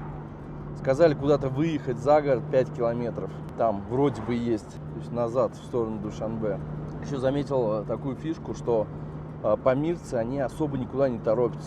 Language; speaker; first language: Russian; native; Russian